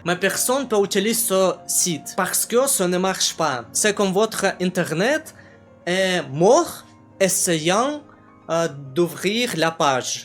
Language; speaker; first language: French; non-native, learner; Russian